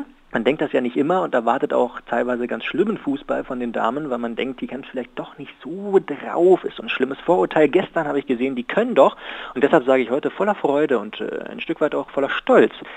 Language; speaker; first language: German; native; German